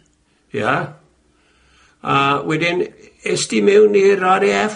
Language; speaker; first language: Welsh; native; Welsh